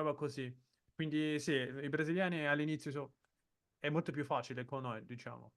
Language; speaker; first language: Italian; non-native, fluent; Portuguese